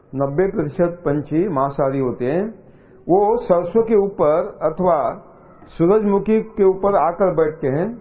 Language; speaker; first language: Hindi; non-native, local second language; Marathi